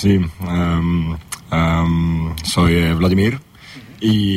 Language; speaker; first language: Spanish; non-native, learner; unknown